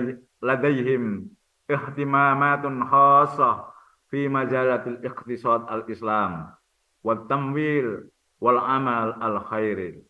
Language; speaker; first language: Arabic; non-native, fluent; Indonesian